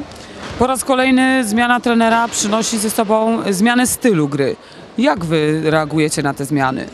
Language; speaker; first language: Polish; native; Polish